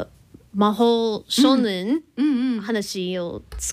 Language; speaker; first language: Japanese; non-native, learner; English